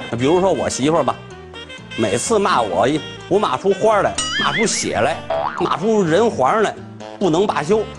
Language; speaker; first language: Chinese; native; Chinese